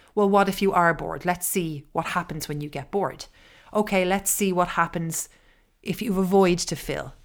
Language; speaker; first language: English; native; English